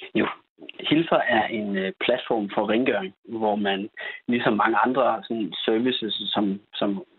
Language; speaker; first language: Danish; native; Danish